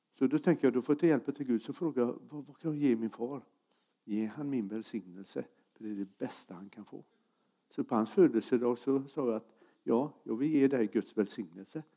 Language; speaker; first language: Swedish; native; Swedish